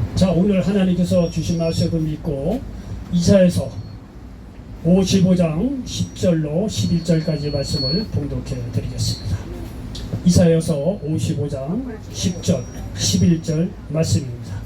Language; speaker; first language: Korean; native; Korean